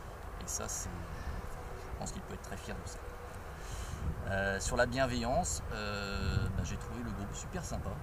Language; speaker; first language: French; native; French